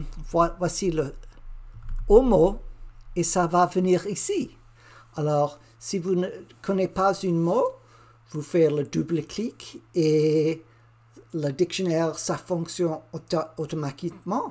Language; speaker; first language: French; non-native, learner; English